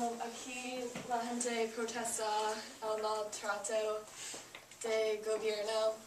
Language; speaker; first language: Spanish; non-native, learner; English